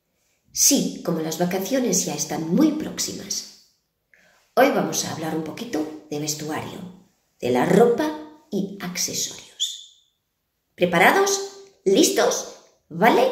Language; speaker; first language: Spanish; non-native, fluent; Portuguese